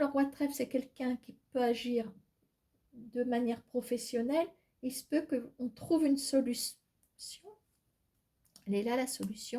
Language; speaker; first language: French; native; French